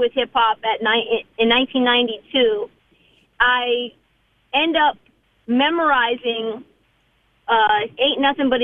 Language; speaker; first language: English; native; English